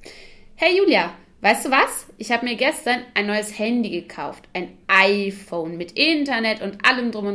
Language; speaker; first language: German; non-native, fluent; French